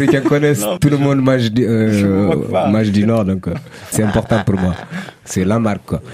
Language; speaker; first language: French; non-native, local second language; Tamasheq